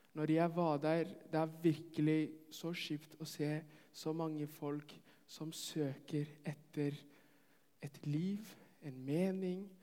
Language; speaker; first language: Norwegian; non-native, fluent; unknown